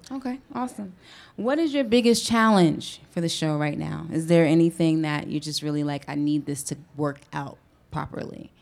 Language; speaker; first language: English; native; English